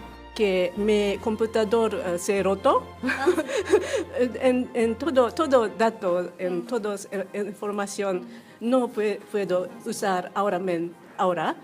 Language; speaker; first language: Spanish; non-native, learner; Japanese